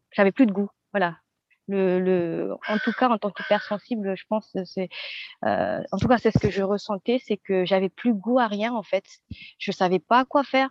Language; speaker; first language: French; non-native, local second language; Malagasy